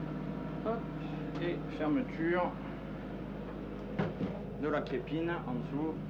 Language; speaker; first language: French; native; French